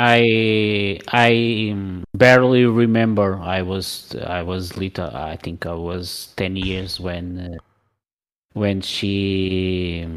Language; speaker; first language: English; non-native, learner; Portuguese